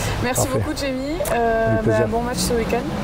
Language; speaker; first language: French; native; French